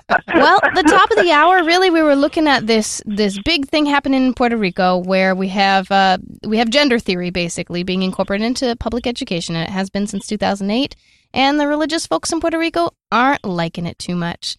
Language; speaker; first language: English; native; English